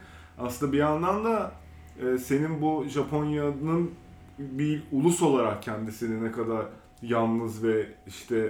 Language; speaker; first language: Turkish; native; Turkish